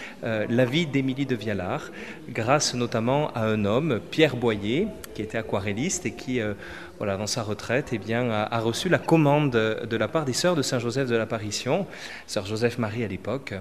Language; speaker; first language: French; native; French